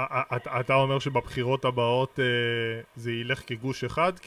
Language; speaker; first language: Hebrew; native; Hebrew